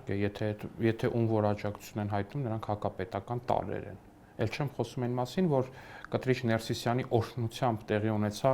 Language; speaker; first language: Armenian; native; Armenian